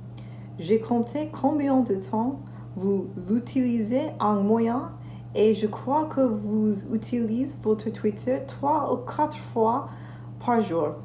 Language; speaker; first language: French; non-native, learner; English